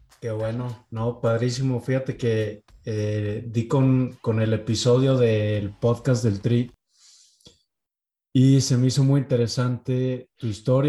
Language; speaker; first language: Spanish; native; Spanish